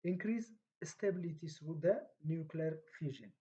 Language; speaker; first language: English; non-native, local second language; Amharic